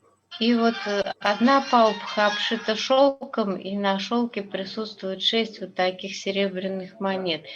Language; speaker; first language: Russian; native; Russian